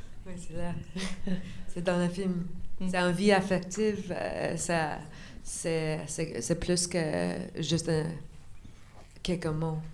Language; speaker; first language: French; non-native, local second language; English